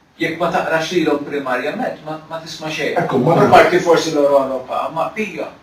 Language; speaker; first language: Maltese; native; Maltese